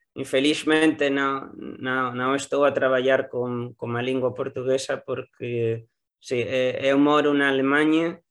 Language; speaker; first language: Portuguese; non-native, learner; Galician